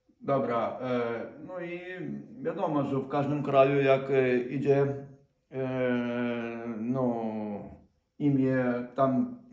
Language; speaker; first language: Polish; non-native, fluent; Ukrainian